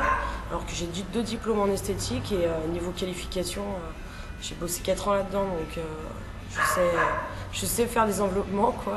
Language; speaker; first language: French; native; French